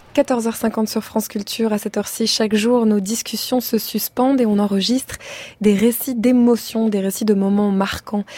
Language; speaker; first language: French; native; French